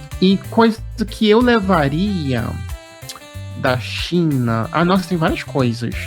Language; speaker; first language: Portuguese; native; Portuguese